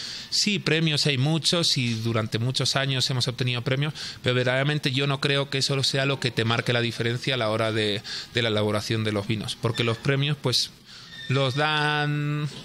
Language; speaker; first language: Spanish; native; Spanish